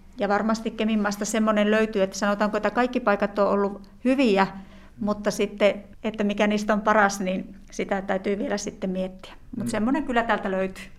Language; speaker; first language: Finnish; native; Finnish